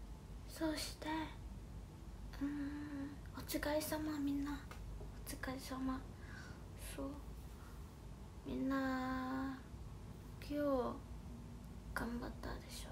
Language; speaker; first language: Japanese; non-native, fluent; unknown